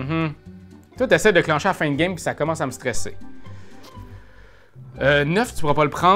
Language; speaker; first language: French; native; French